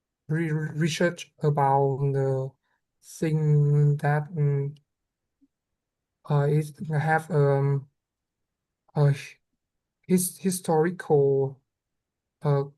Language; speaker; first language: English; non-native, learner; Vietnamese